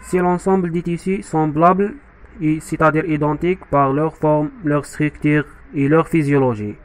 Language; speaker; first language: French; non-native, local second language; Arabic